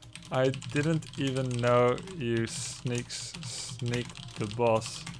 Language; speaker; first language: English; non-native, fluent; Dutch